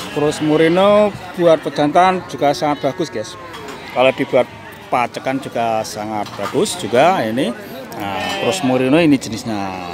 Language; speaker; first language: Indonesian; non-native, local second language; Javanese